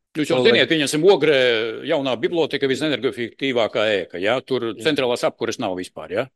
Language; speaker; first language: Latvian; non-native, local second language; Russian